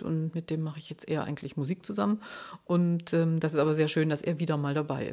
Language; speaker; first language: German; native; German